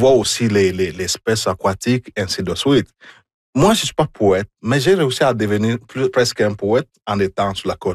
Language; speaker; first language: French; non-native, fluent; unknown